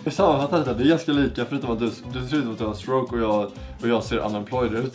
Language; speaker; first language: Swedish; native; Swedish